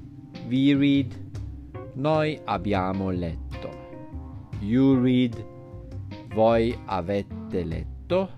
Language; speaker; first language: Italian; non-native, fluent; English